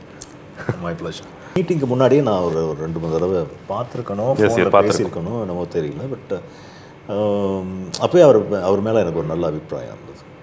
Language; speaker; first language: Tamil; native; Tamil